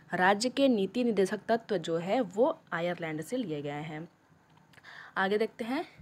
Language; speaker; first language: Hindi; native; Hindi